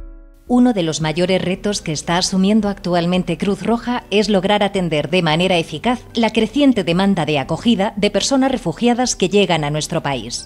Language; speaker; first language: Spanish; native; Spanish